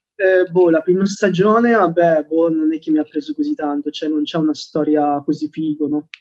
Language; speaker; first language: Italian; early bilingual, other home language; Filipino